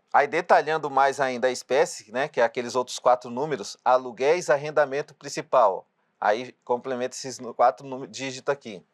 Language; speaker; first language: Portuguese; native; Portuguese